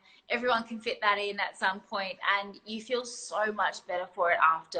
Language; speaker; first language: English; native; English